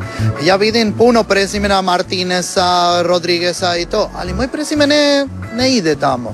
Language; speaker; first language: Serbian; non-native, learner; Spanish